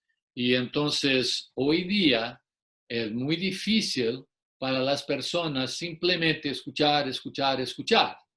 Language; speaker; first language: Spanish; non-native, fluent; English